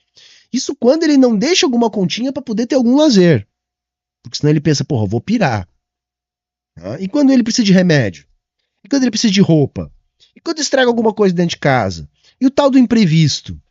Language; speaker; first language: Portuguese; native; Portuguese